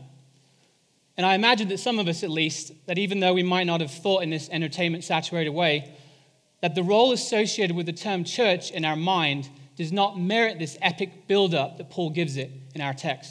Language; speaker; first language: English; native; English